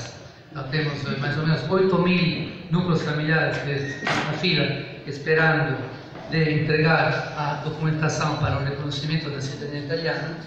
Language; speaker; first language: Portuguese; non-native, fluent; Italian